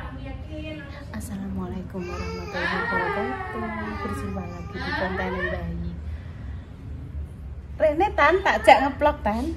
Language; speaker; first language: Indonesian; non-native, local second language; Javanese